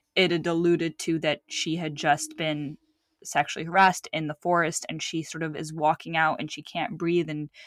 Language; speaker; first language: English; early bilingual, other home language; Arabic